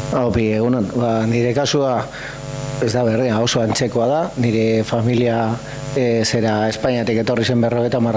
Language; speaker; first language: Basque; non-native, local second language; Spanish